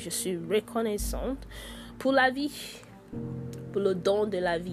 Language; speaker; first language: French; non-native, fluent; Yoruba